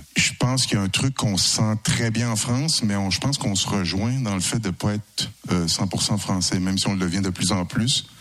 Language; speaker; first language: French; native; French